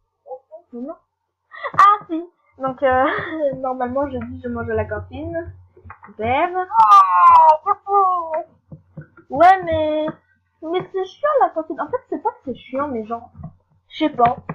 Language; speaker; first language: French; native; French